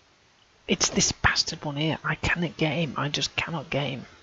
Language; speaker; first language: English; native; English